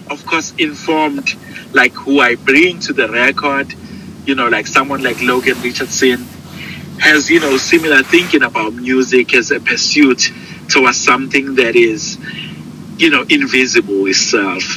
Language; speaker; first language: English; non-native, local second language; Zulu